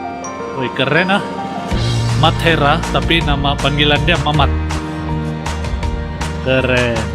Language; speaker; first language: Indonesian; non-native, local second language; Malay